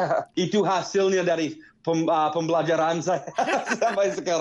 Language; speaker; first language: Indonesian; non-native, fluent; English